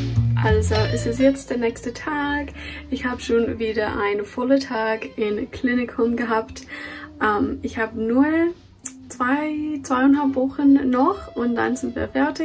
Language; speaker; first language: German; non-native, fluent; English